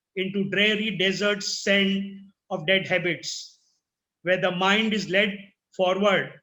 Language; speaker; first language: English; non-native, local second language; Gujarati